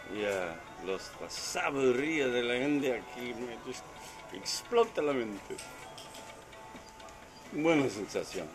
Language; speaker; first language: Spanish; non-native, learner; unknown